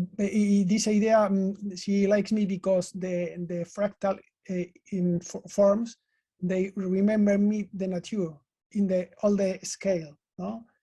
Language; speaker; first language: English; non-native, learner; Spanish